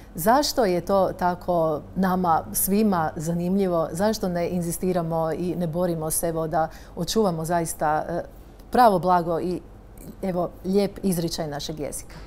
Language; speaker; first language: Croatian; native; Croatian